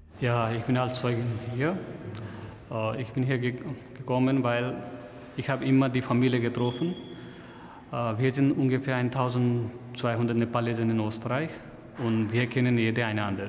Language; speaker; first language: German; non-native, learner; Nepali